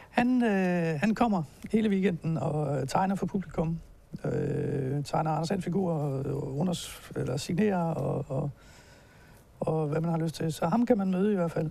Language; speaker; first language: Danish; native; Danish